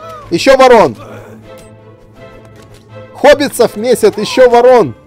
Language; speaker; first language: Russian; native; Russian